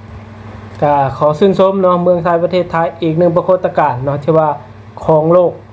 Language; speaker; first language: Thai; non-native, local second language; Lao